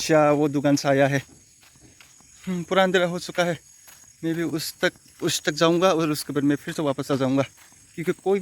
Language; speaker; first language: Hindi; non-native, local second language; Kok Borok